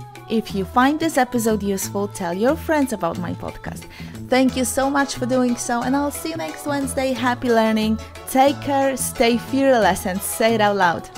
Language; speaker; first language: English; non-native, fluent; Polish